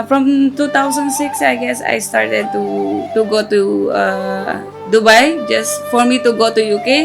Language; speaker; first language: English; non-native, local second language; Filipino